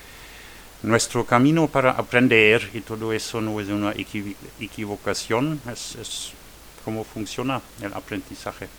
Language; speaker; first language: Spanish; non-native, learner; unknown